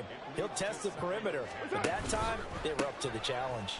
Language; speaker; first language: English; native; English